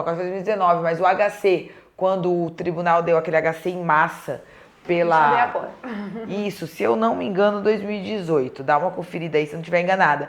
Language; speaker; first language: Portuguese; native; Portuguese